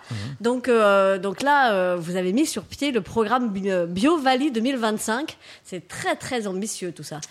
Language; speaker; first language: French; native; French